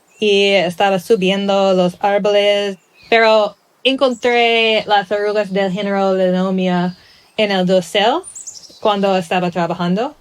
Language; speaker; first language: Spanish; non-native, learner; English